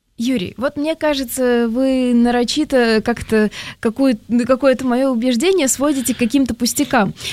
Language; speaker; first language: Russian; native; Russian